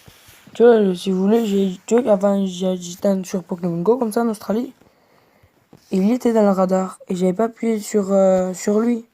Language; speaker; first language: French; native; French